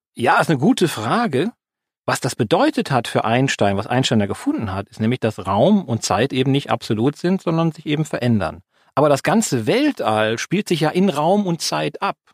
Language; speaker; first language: German; native; German